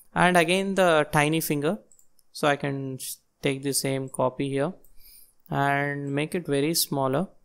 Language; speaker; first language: English; non-native, local second language; Telugu